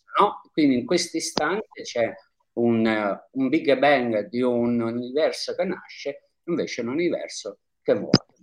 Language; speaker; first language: Italian; native; Italian